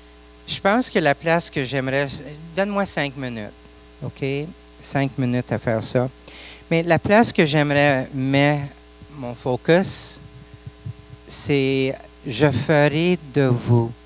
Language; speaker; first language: French; non-native, local second language; English